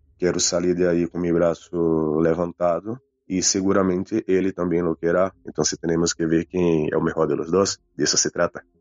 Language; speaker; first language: Portuguese; native; Portuguese